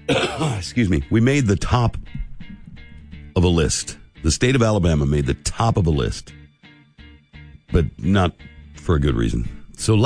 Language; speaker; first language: English; native; English